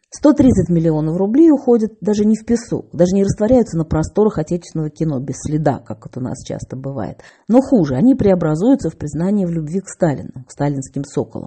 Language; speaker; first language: Russian; native; Russian